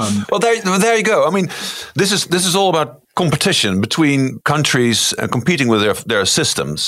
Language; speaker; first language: English; non-native, fluent; Dutch